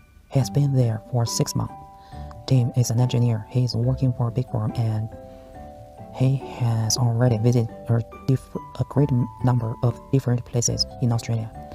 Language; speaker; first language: English; non-native, learner; Chinese